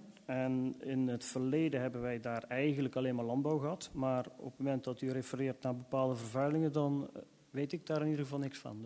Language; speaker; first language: Dutch; native; Dutch